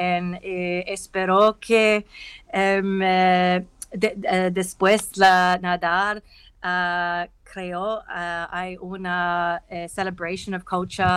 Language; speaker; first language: Spanish; non-native, learner; English